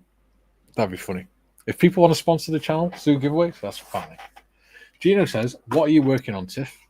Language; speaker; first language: English; native; English